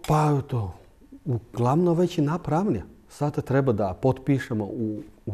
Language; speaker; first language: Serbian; non-native, fluent; Chinese